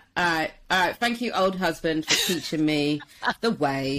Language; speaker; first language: English; native; English